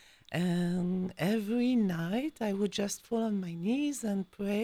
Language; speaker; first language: English; non-native, fluent; French